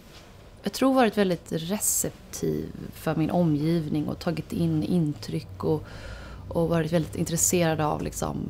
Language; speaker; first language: Swedish; native; Swedish